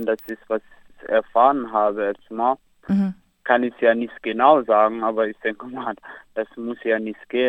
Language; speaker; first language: German; non-native, learner; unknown